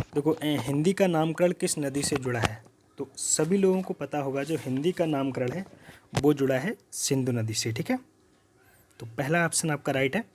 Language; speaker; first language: Hindi; native; Hindi